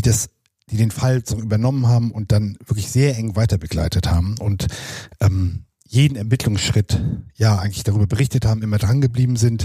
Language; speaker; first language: German; native; German